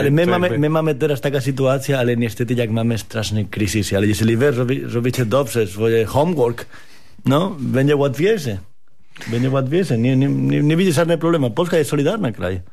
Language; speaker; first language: Polish; non-native, fluent; Spanish